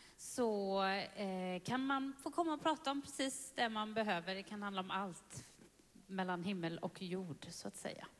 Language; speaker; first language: Swedish; native; Swedish